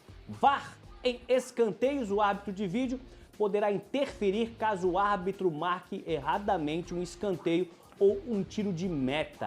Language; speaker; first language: Portuguese; native; Portuguese